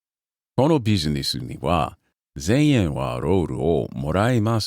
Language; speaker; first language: Japanese; non-native, learner; English